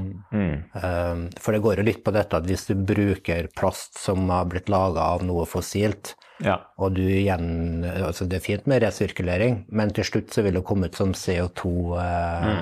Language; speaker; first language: Norwegian; native; Norwegian